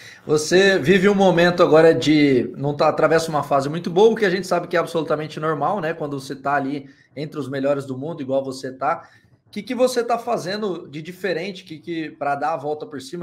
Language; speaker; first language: Portuguese; native; Portuguese